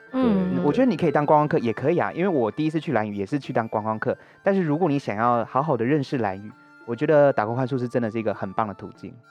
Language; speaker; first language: Chinese; native; Chinese